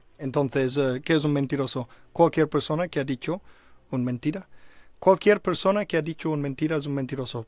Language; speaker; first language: Spanish; non-native, fluent; English